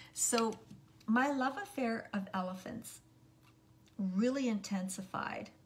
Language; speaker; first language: English; native; English